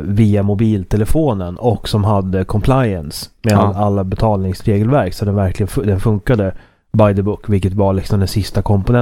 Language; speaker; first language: Swedish; native; Swedish